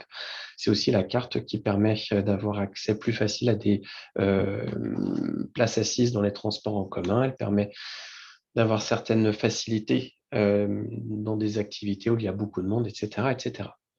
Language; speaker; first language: French; native; French